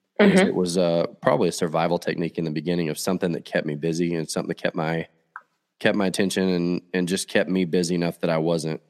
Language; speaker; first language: English; native; English